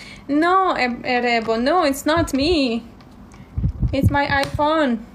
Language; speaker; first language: English; non-native, learner; Ukrainian